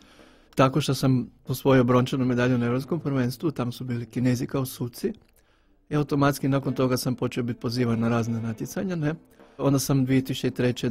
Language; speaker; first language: Bosnian; native; Bosnian